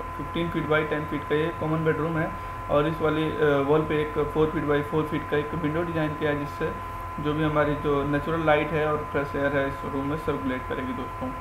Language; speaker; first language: Hindi; native; Hindi